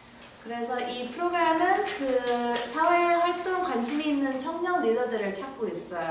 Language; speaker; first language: Korean; early bilingual, heritage; English